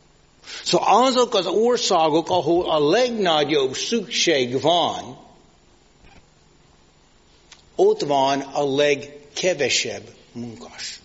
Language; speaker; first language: Hungarian; non-native, fluent; English